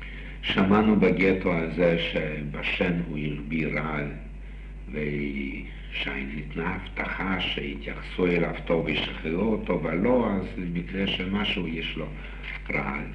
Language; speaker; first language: Hebrew; non-native, fluent; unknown